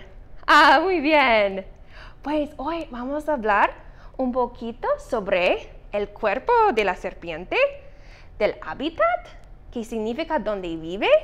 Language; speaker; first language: Spanish; non-native, fluent; English